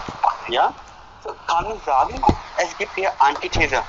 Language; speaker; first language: German; non-native, fluent; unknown